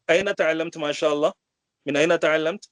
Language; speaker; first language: Arabic; non-native, fluent; Urdu